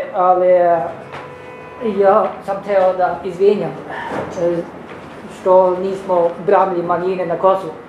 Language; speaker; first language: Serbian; non-native, learner; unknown